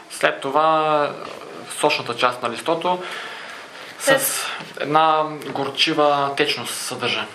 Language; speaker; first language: Bulgarian; native; Bulgarian